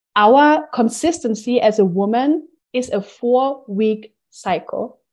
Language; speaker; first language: English; non-native, fluent; German